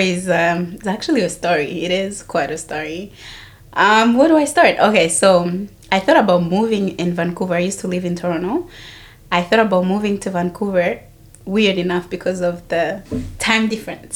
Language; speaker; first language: English; non-native, local second language; Kinyarwanda